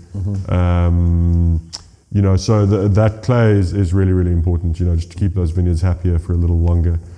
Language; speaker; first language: English; native; English